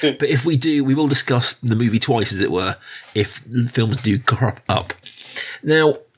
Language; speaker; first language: English; native; English